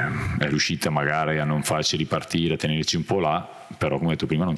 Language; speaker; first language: Italian; native; Italian